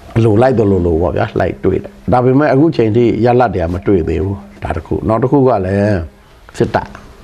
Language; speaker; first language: Burmese; non-native, local second language; Pa'o Karen